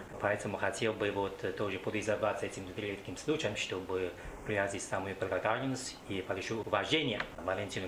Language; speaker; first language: Russian; non-native, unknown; Chinese